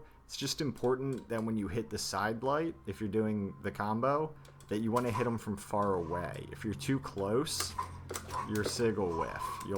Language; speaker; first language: English; native; English